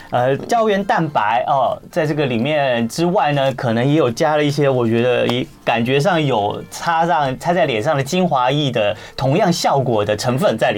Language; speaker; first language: Chinese; native; Chinese